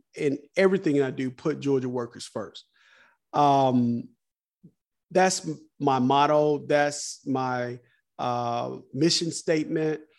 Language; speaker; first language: English; native; English